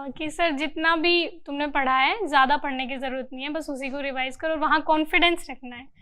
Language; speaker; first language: Hindi; native; Hindi